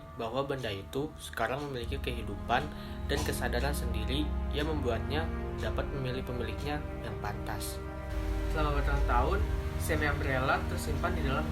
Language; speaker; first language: Indonesian; native; Indonesian